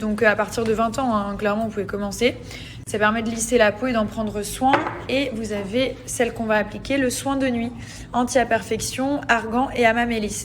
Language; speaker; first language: French; native; French